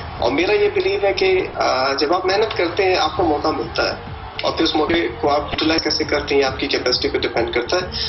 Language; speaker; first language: Urdu; non-native, local second language; Pashto